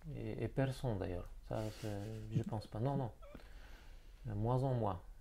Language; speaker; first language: French; non-native, fluent; Bulgarian